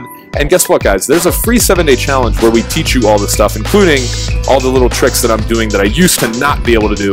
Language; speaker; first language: English; native; English